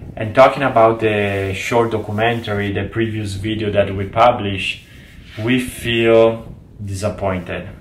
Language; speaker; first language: English; non-native, fluent; Italian